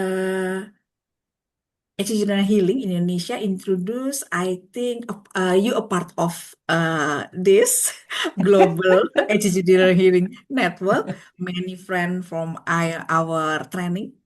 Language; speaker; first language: English; non-native, learner; Indonesian